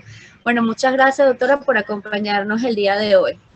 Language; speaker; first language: Spanish; native; Spanish